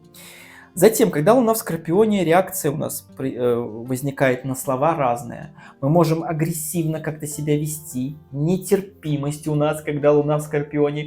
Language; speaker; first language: Russian; native; Russian